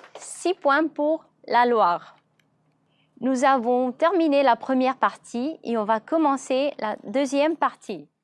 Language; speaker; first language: French; non-native, fluent; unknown